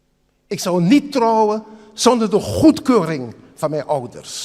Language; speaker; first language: Dutch; non-native, local second language; Papiamento